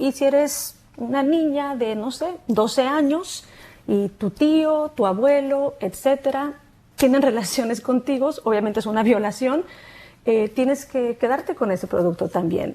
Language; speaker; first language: Spanish; native; Spanish